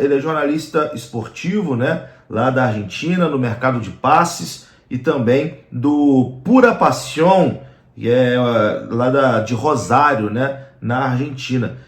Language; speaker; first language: Portuguese; native; Portuguese